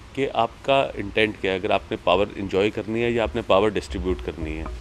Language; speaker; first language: Hindi; native; Hindi